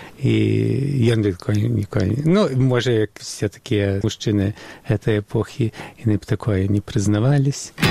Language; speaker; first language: Belarusian; early bilingual, heritage; Belarusian